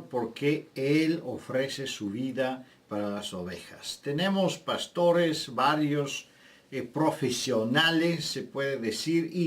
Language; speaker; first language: Spanish; non-native, fluent; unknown